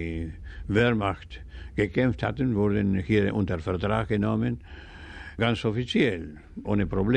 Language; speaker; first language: German; early bilingual, heritage; German